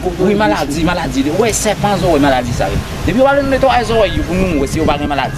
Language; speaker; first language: French; non-native, learner; Haitian Creole